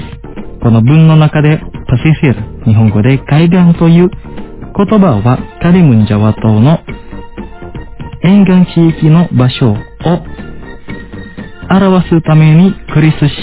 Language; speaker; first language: Japanese; non-native, fluent; Indonesian